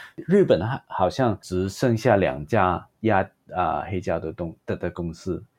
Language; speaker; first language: Chinese; non-native, local second language; Cantonese